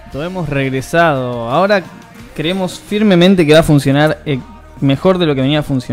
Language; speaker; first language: Spanish; native; Spanish